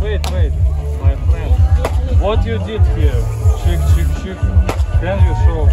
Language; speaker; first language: English; non-native, fluent; Russian